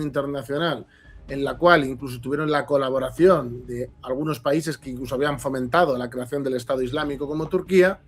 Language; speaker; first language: Spanish; native; Spanish